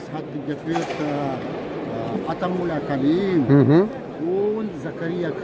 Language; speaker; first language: German; non-native, learner; Albanian